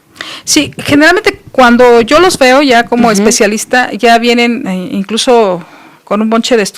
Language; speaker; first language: Spanish; native; Spanish